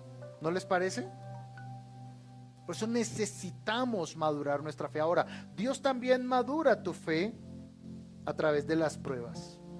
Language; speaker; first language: Spanish; native; Spanish